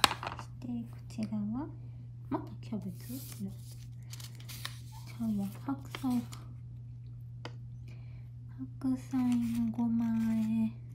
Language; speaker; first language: Japanese; native; Japanese